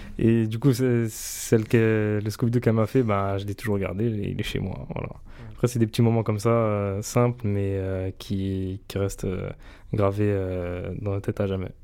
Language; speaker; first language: French; native; French